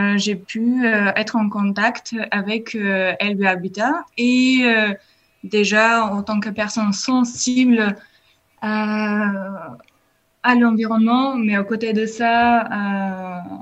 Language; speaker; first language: French; non-native, fluent; Bulgarian